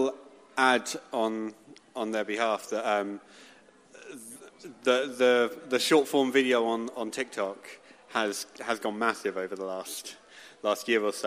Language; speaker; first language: English; native; English